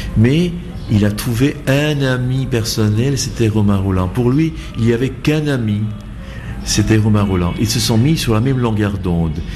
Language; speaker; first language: French; non-native, fluent; Bangla